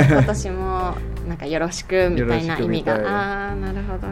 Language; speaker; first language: Japanese; native; Japanese